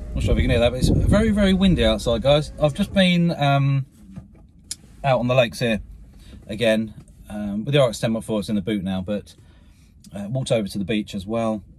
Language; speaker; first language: English; native; English